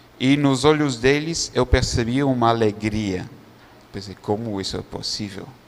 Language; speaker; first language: Portuguese; non-native, fluent; Dutch